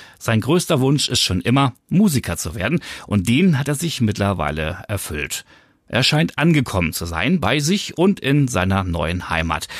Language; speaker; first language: German; native; German